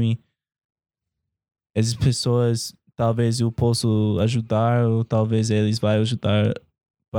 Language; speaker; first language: Portuguese; non-native, learner; English